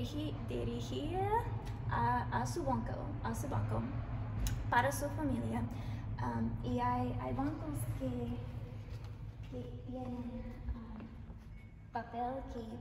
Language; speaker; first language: Spanish; non-native, learner; English